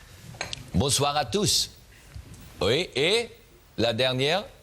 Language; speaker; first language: French; non-native, learner; German